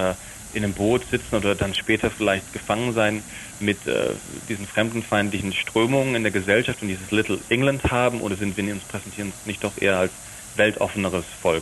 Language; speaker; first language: German; native; German